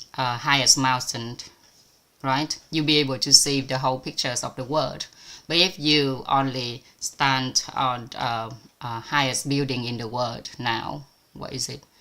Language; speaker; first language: English; non-native, fluent; Vietnamese